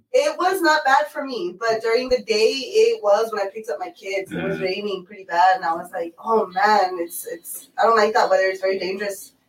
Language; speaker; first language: English; early bilingual, other home language; Spanish